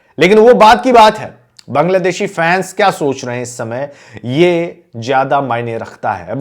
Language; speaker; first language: Hindi; native; Hindi